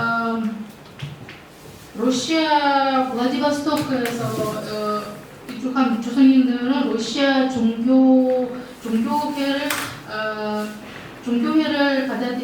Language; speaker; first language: Korean; early bilingual, heritage; Russian